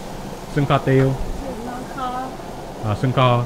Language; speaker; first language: Vietnamese; non-native, learner; English